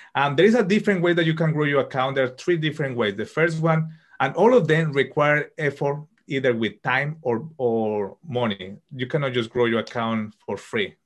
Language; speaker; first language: English; non-native, fluent; Spanish